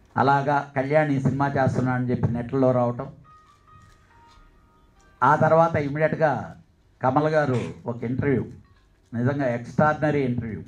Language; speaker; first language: Telugu; native; Telugu